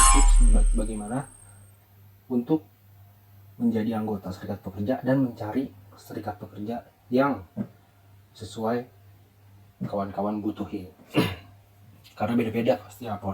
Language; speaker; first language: Indonesian; native; Indonesian